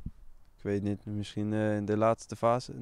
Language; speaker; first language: Dutch; non-native, fluent; Danish